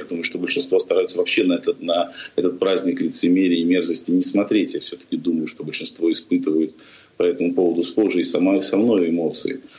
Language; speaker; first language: Russian; native; Russian